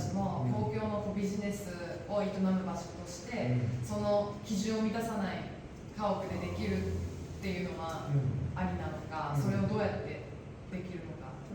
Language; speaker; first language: Japanese; native; Japanese